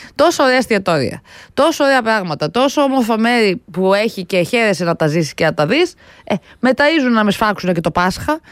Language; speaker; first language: Greek; native; Greek